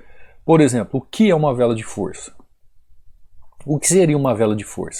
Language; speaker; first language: Portuguese; native; Portuguese